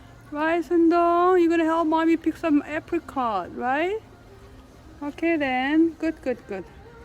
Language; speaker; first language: English; non-native, fluent; Korean